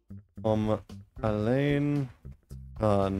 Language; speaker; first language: Dutch; non-native, learner; English